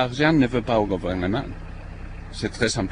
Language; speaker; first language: French; non-native, fluent; Spanish